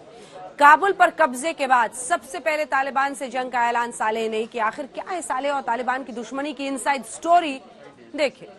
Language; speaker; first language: Hindi; native; Hindi